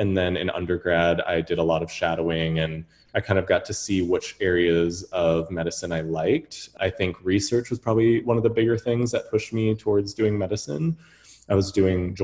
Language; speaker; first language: English; native; English